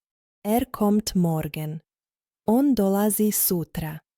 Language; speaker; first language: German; non-native, fluent; Croatian